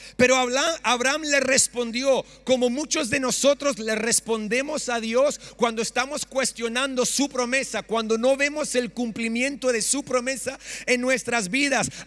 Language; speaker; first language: Spanish; early bilingual, other home language; English